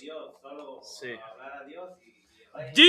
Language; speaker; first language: Spanish; non-native, learner; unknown